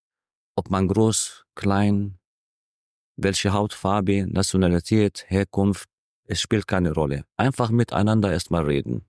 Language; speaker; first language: German; non-native, fluent; Arabic